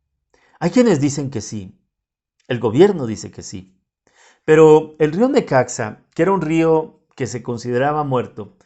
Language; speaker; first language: Spanish; native; Spanish